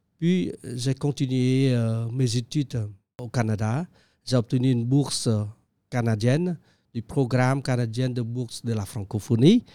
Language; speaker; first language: French; non-native, fluent; Khmer